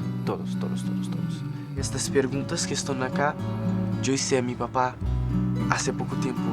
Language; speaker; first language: Spanish; non-native, fluent; Portuguese